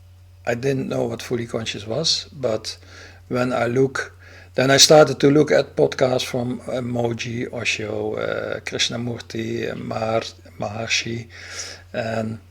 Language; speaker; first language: English; non-native, fluent; Dutch